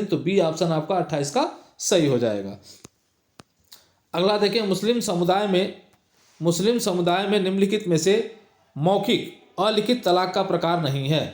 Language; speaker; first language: Hindi; native; Hindi